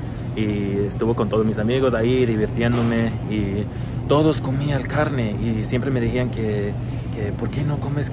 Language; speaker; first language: Spanish; early bilingual, heritage; Spanish